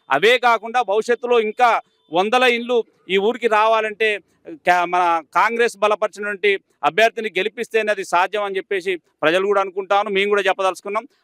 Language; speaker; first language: Telugu; native; Telugu